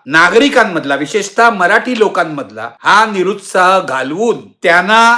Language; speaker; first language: Marathi; native; Marathi